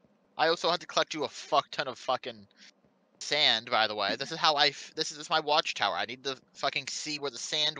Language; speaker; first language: English; native; English